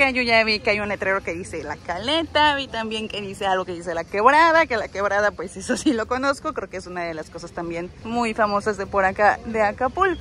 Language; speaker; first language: Spanish; native; Spanish